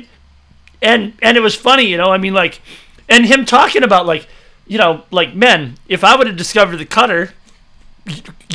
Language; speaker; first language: English; native; English